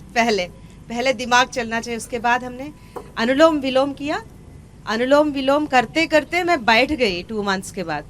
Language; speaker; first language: Hindi; non-native, local second language; Telugu